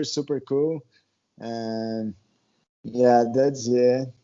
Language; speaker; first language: English; non-native, learner; Portuguese